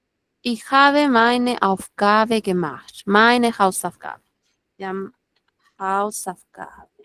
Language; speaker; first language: German; non-native, fluent; Spanish